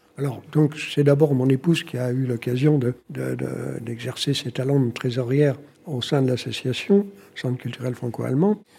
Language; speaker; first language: French; native; French